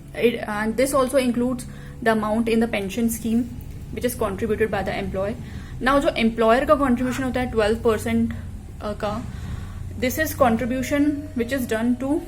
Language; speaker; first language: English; non-native, local second language; Hindi